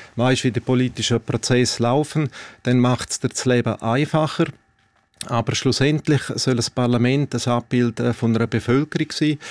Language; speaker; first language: German; native; German